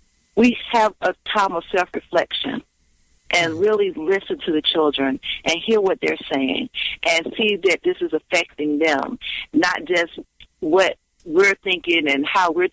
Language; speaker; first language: English; native; English